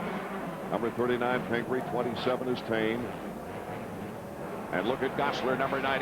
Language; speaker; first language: English; native; English